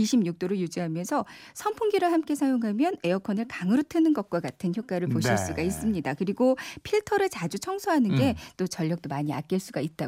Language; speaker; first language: Korean; native; Korean